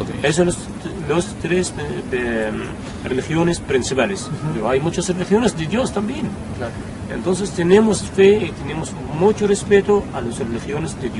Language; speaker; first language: Spanish; non-native, learner; Arabic